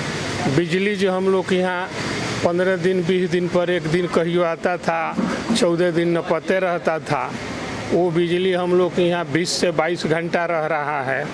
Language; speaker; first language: Hindi; non-native, local second language; Magahi